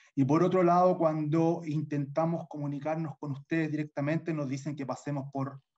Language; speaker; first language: Spanish; native; Spanish